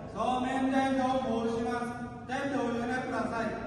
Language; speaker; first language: Japanese; non-native, learner; Burmese